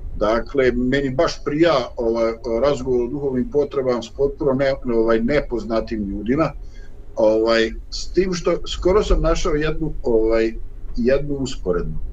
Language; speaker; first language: Bosnian; native; Bosnian